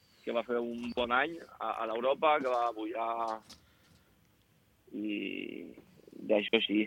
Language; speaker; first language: Catalan; non-native, local second language; Spanish